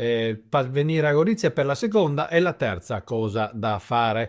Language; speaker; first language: Italian; native; Italian